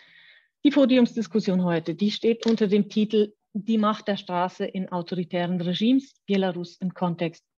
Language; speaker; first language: German; native; German